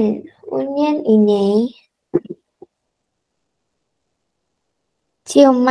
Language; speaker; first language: Chinese; non-native, learner; Indonesian